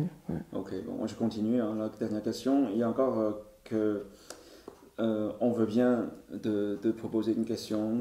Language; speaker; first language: French; non-native, learner; Chinese